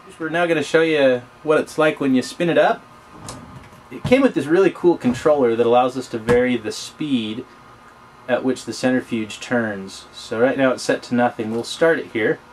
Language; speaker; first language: English; native; English